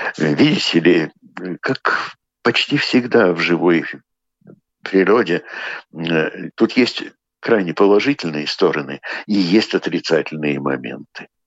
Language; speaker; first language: Russian; native; Russian